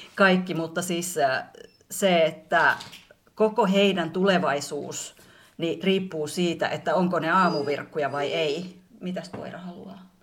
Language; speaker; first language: Finnish; native; Finnish